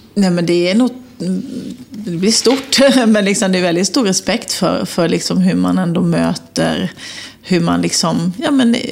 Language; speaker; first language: Swedish; native; Swedish